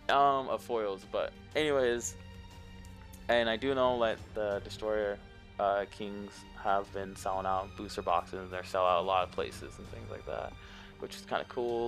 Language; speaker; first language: English; native; English